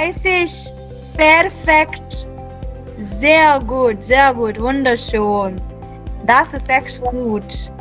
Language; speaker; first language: German; non-native, fluent; Hindi